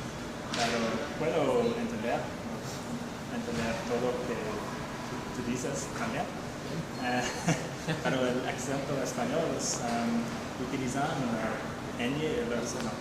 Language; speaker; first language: Spanish; non-native, learner; English